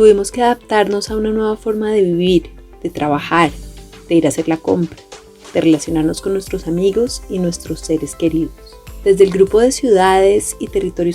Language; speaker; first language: Spanish; native; Spanish